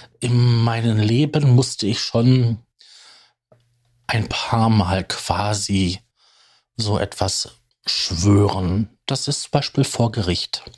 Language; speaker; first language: German; native; German